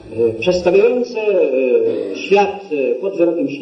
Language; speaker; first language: Polish; native; Polish